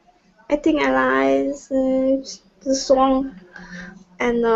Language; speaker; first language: English; non-native, learner; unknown